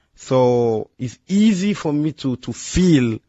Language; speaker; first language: English; non-native, learner; Lingala